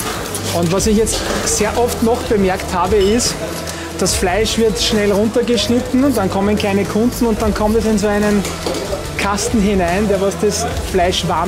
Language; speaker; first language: German; native; German